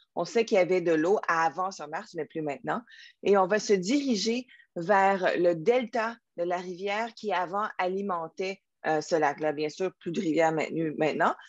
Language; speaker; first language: French; native; French